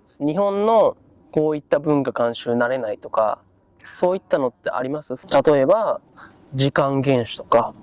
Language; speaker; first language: Japanese; native; Japanese